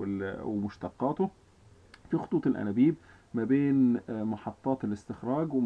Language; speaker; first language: Arabic; native; Arabic